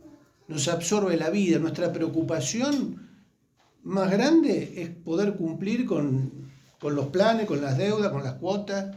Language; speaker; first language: Spanish; native; Spanish